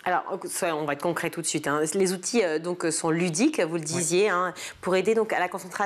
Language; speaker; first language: French; native; French